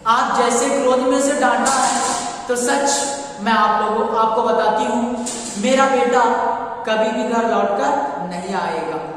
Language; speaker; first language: Hindi; non-native, local second language; Kannada